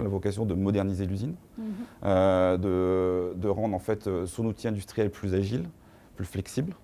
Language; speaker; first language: French; native; French